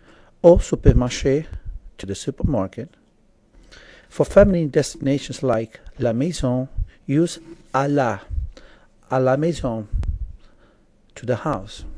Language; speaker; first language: French; non-native, fluent; English